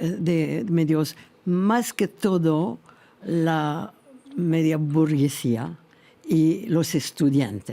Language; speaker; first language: Spanish; non-native, fluent; French